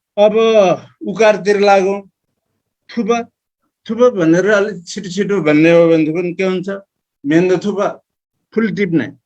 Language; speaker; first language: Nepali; non-native, local second language; Eastern Tamang